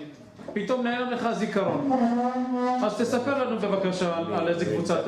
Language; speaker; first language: Hebrew; native; Hebrew